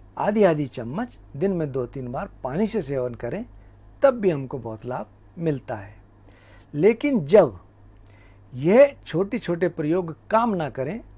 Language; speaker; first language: Hindi; native; Hindi